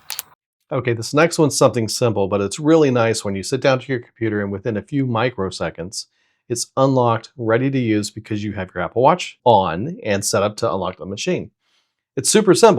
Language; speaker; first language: English; native; English